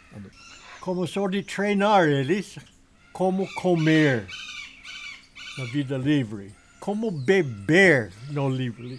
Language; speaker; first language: Portuguese; non-native, learner; English